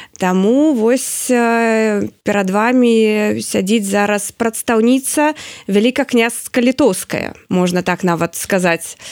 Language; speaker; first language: Belarusian; non-native, local second language; Russian